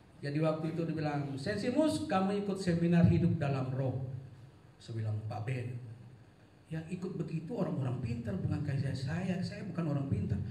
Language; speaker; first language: Indonesian; non-native, local second language; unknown